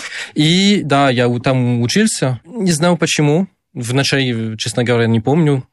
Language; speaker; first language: Russian; non-native, fluent; French